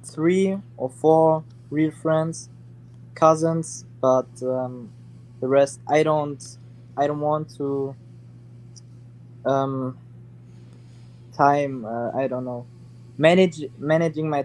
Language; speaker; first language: English; non-native, learner; German